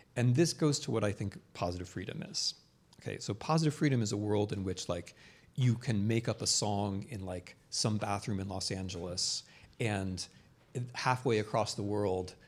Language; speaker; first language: English; native; English